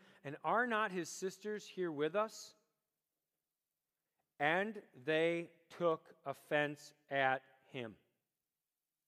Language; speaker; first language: English; native; English